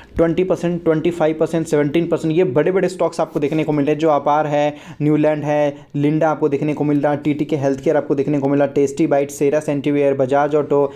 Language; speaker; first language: Hindi; native; Hindi